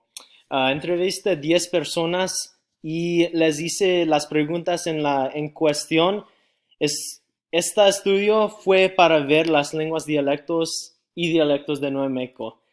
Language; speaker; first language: Spanish; non-native, learner; English